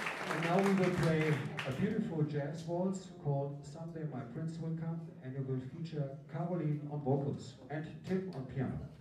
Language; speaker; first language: English; non-native, fluent; German